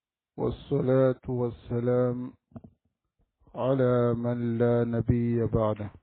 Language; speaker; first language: Arabic; non-native, fluent; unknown